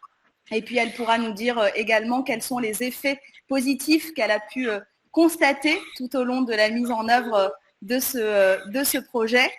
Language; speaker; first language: French; native; French